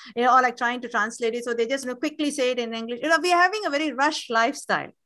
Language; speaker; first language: English; non-native, local second language; Tamil